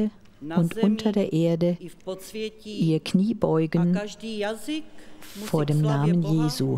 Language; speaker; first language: German; native; German